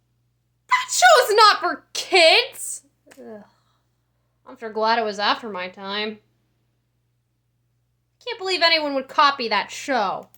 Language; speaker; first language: English; native; English